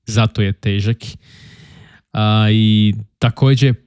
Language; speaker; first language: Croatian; non-native, learner; Portuguese